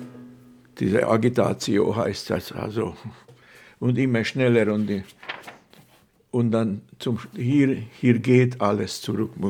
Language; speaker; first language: German; non-native, fluent; Hungarian